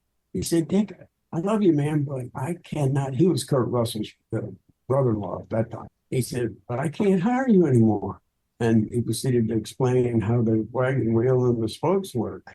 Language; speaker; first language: English; native; English